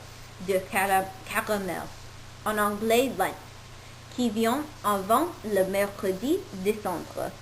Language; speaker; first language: French; non-native, learner; English